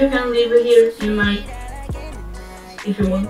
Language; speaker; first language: English; non-native, learner; Italian